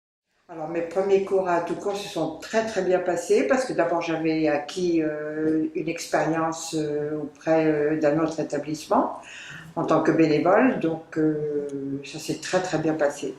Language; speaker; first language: French; native; French